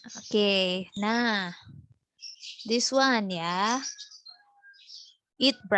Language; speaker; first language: English; non-native, fluent; Indonesian